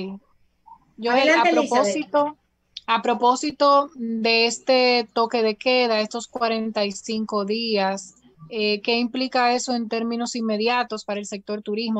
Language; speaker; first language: Spanish; native; Spanish